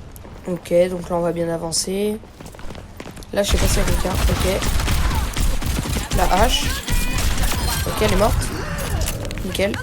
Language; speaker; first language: French; native; French